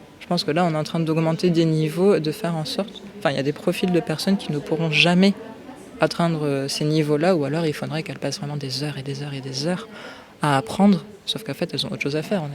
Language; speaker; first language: French; native; French